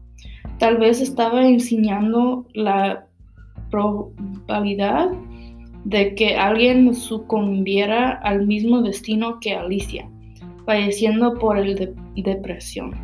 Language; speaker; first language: Spanish; early bilingual, heritage; Spanish